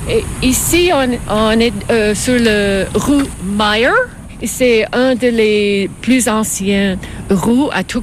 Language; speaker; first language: French; non-native, fluent; English